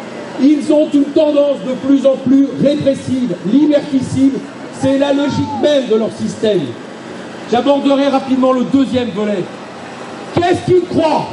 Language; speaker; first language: French; native; French